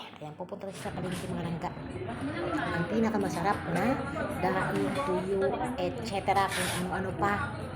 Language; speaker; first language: Filipino; non-native, local second language; Hiligaynon